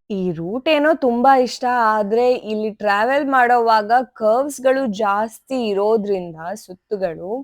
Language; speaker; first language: Kannada; non-native, local second language; Konkani